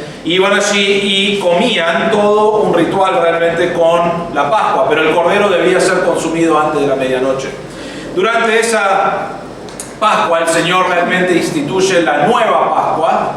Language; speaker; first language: Spanish; native; Spanish